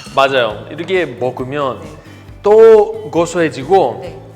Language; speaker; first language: Korean; non-native, fluent; Greek